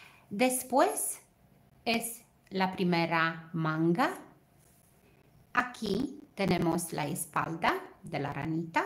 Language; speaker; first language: Spanish; non-native, fluent; Romanian